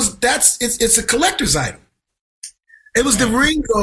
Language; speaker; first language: English; native; English